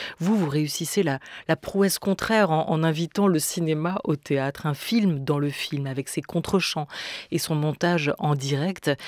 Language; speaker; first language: French; native; French